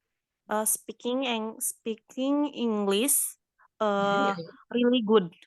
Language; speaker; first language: English; non-native, learner; Indonesian